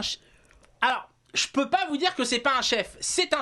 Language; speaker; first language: French; native; French